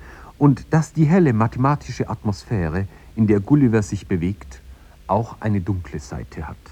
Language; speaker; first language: German; native; German